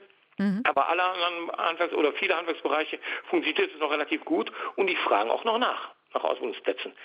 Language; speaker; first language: German; native; German